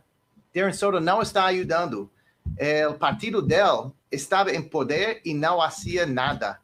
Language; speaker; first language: Spanish; non-native, learner; English